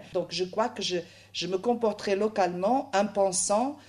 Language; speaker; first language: French; non-native, fluent; Portuguese